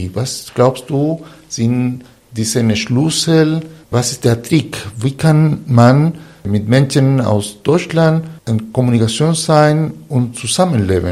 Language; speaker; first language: German; non-native, learner; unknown